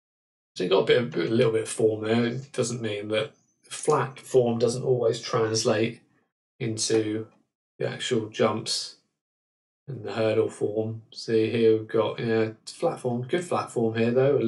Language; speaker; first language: English; native; English